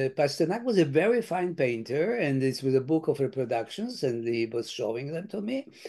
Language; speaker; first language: English; non-native, fluent; Lithuanian